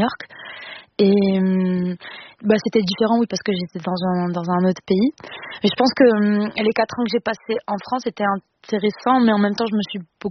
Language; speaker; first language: French; non-native, local second language; Arabic